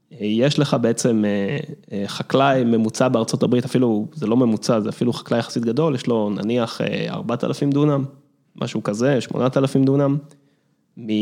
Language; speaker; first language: Hebrew; early bilingual, other home language; English